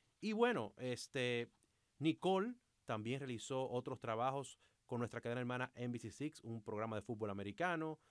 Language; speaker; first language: Spanish; native; Spanish